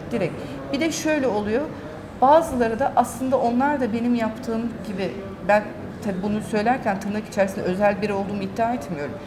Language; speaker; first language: Turkish; early bilingual, heritage; Turkish